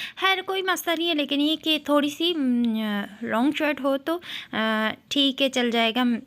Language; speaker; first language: Urdu; native; Urdu